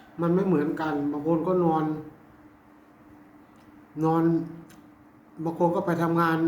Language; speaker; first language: Thai; non-native, local second language; Lao